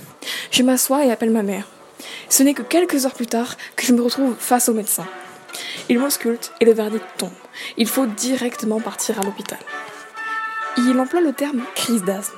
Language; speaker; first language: French; native; French